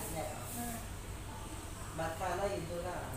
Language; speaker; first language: English; non-native, learner; Filipino